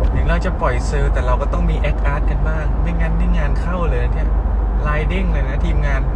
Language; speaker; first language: Thai; native; Thai